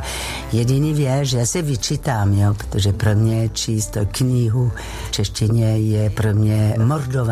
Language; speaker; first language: Czech; non-native, fluent; French